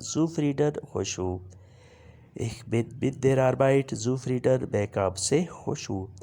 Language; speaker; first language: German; non-native, fluent; Urdu